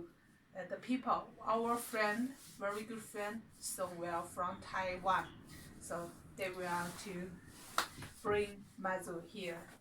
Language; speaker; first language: English; non-native, learner; Chinese